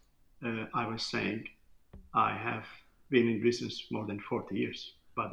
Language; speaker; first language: English; non-native, fluent; Turkish